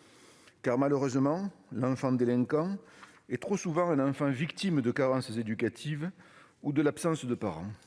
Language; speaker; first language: French; native; French